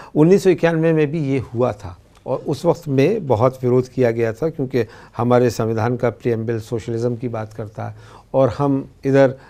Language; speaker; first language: Hindi; native; Hindi